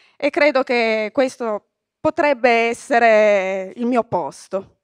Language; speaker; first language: Italian; native; Italian